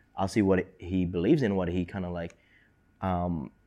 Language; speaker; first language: English; early bilingual, other home language; Indonesian